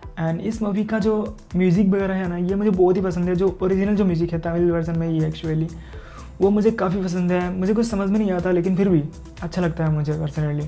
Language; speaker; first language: Hindi; non-native, local second language; Assamese